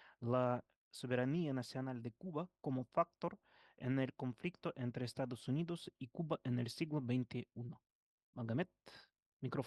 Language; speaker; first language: Spanish; non-native, learner; Russian